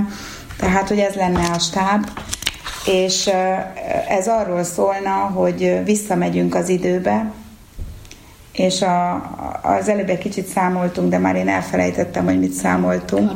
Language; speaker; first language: Hungarian; native; Hungarian